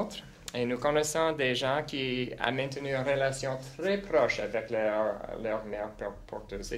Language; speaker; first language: French; non-native, local second language; English